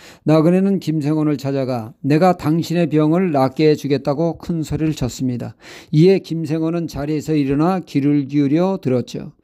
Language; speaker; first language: Korean; native; Korean